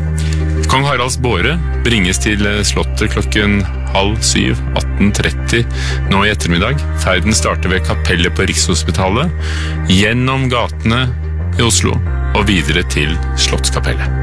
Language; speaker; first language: Norwegian; native; Norwegian